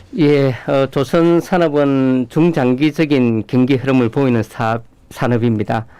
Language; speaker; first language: Korean; native; Korean